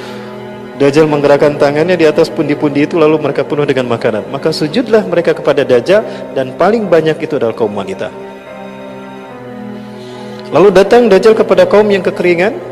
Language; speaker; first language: Indonesian; non-native, local second language; Sundanese